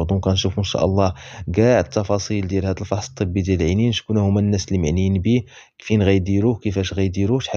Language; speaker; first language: Arabic; native; Arabic